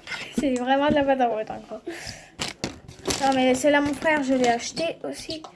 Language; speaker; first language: French; native; French